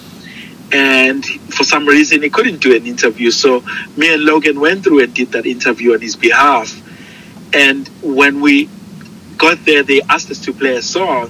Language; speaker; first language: English; non-native, local second language; Zulu